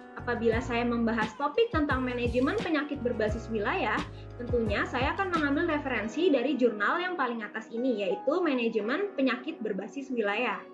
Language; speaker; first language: Indonesian; native; Indonesian